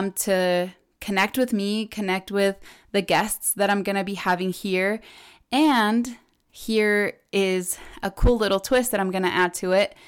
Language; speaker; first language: English; early bilingual, other home language; Spanish